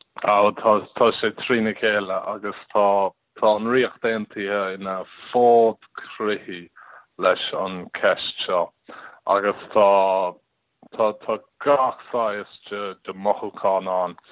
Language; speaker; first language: Irish; non-native, learner; English